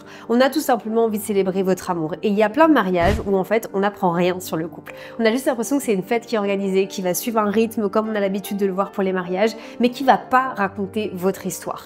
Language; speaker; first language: French; native; French